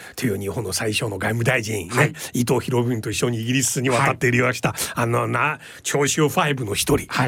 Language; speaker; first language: Japanese; non-native, fluent; Chinese